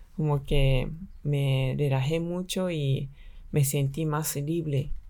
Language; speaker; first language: Spanish; non-native, fluent; Japanese